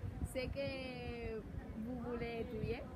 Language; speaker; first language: French; non-native, learner; Spanish